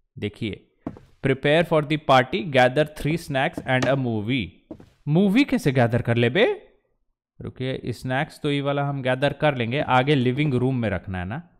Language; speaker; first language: Hindi; native; Hindi